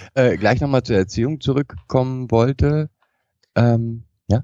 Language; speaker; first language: German; non-native, fluent; English